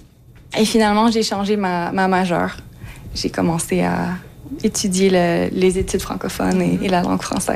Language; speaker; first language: French; native; French